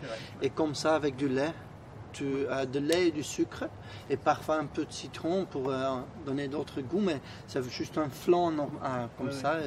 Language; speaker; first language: French; non-native, fluent; Spanish